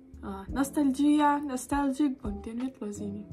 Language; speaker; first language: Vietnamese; non-native, learner; Russian